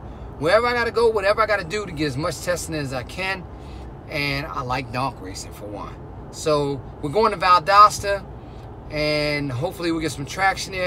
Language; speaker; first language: English; native; English